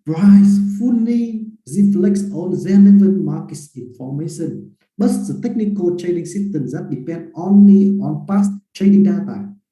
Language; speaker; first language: English; non-native, fluent; Vietnamese